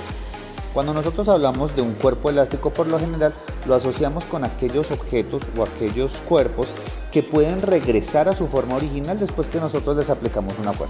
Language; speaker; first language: Spanish; native; Spanish